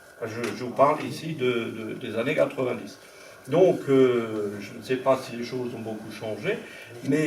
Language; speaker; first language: French; non-native, local second language; Swiss German